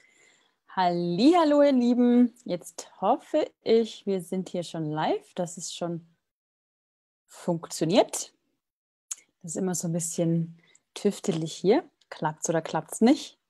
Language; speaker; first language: German; native; German